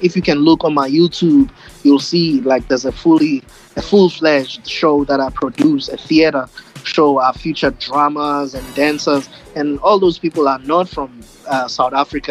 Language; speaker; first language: English; non-native, local second language; Zulu